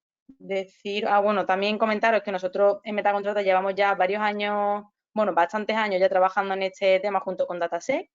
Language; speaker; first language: Spanish; native; Spanish